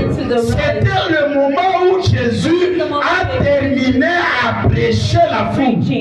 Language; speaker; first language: French; non-native, local second language; Lingala